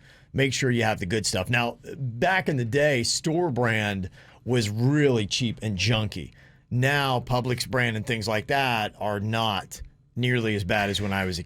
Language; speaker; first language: English; native; English